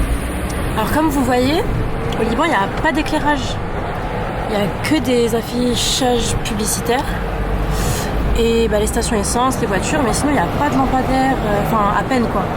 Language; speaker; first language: French; native; French